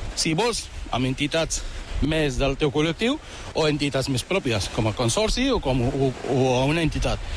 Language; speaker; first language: Catalan; early bilingual, other home language; Arabic